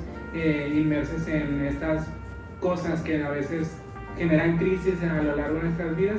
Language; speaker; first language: Spanish; native; Spanish